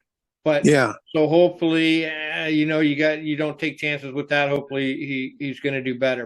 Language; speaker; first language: English; native; English